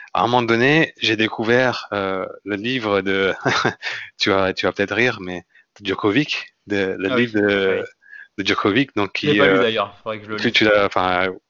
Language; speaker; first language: French; non-native, fluent; Indonesian